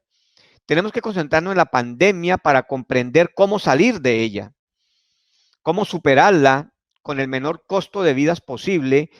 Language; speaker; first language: Spanish; native; Spanish